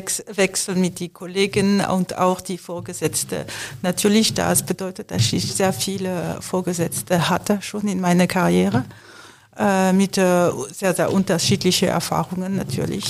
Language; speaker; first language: German; non-native, fluent; French